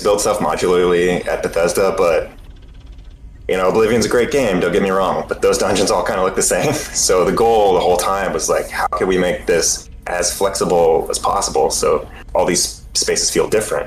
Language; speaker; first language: English; native; English